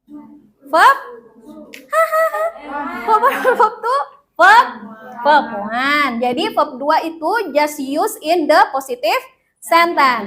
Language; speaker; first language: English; non-native, fluent; Indonesian